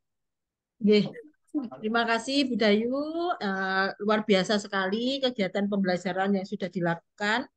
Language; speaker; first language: Indonesian; native; Indonesian